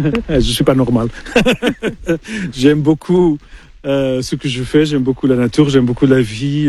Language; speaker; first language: French; non-native, fluent; Portuguese